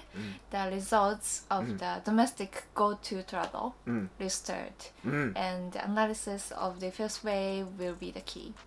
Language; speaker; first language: English; non-native, learner; Japanese